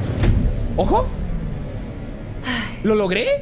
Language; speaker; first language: Spanish; native; Spanish